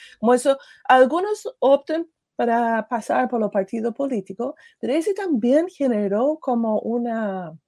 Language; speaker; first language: Spanish; non-native, fluent; English